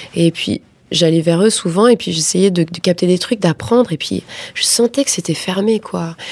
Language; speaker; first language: French; native; French